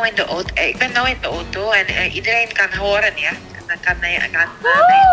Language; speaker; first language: Dutch; non-native, fluent; Indonesian